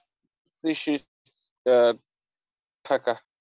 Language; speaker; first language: Chinese; non-native, learner; Bangla